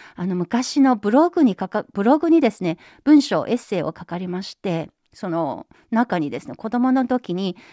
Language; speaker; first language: Japanese; non-native, fluent; Chinese